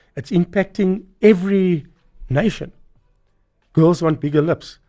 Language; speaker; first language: English; native; English